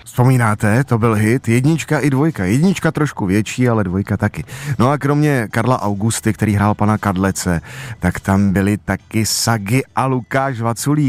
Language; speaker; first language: Czech; native; Czech